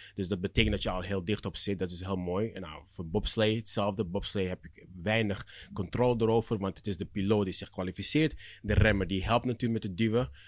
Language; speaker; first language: Dutch; early bilingual, other home language; Akan